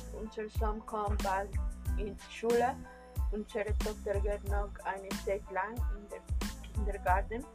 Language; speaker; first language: German; non-native, learner; Spanish